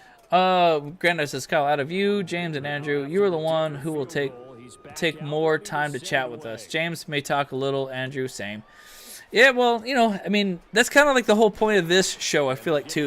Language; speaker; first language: English; native; English